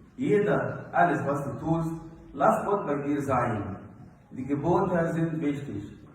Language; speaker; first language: German; non-native, fluent; Arabic